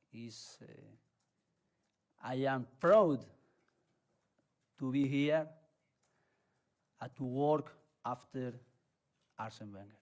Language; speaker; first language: English; non-native, learner; Spanish